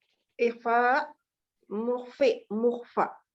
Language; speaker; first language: Arabic; non-native, learner; Malay